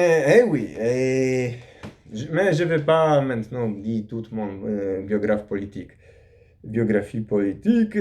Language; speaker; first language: French; non-native, learner; Polish